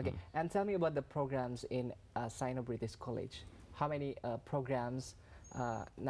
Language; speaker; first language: English; non-native, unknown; Indonesian